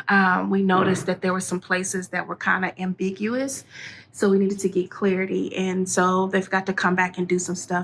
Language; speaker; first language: English; native; English